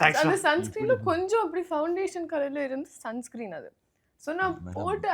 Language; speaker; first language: Tamil; non-native, learner; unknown